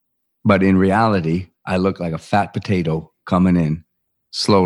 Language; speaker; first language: English; native; English